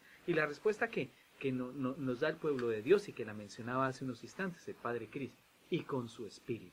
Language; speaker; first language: Spanish; native; Spanish